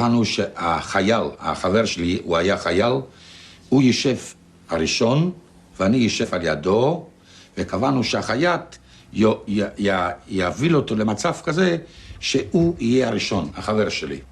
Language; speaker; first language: Hebrew; non-native, fluent; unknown